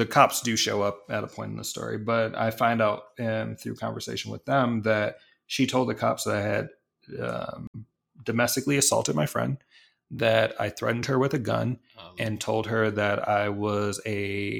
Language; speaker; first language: English; native; English